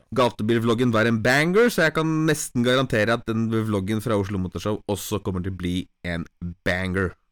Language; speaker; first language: Norwegian; early bilingual, other home language; Polish